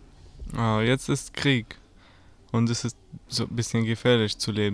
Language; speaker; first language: German; non-native, learner; Arabic